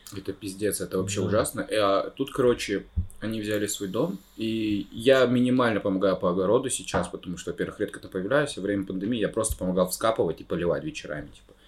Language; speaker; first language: Russian; native; Russian